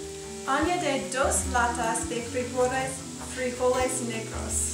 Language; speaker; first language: Spanish; non-native, learner; English